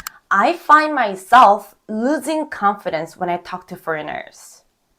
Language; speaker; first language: English; non-native, fluent; Korean